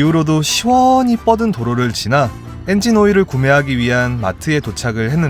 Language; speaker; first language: Korean; native; Korean